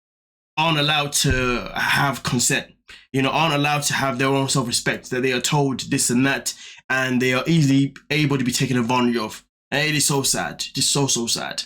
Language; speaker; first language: English; native; English